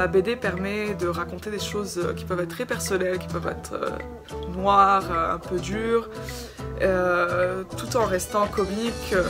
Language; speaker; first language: French; non-native, local second language; Arabic